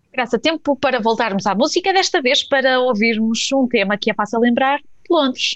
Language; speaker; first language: Portuguese; native; Portuguese